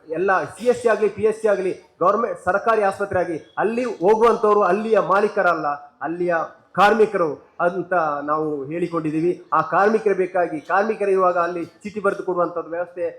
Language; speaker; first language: Kannada; native; Kannada